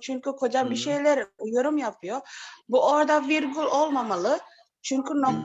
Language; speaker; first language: Turkish; non-native, fluent; Indonesian